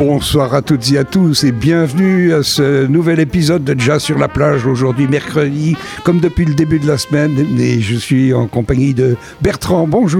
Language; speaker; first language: French; native; French